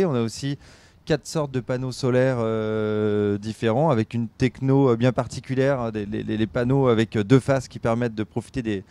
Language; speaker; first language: French; native; French